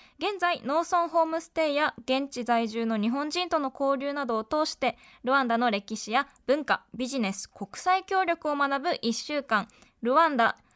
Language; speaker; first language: Japanese; native; Japanese